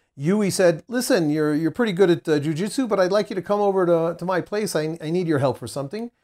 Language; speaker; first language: English; native; English